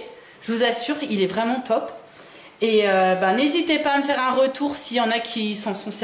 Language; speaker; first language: French; native; French